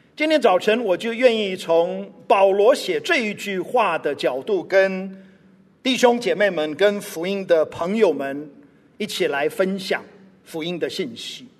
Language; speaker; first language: Chinese; non-native, local second language; English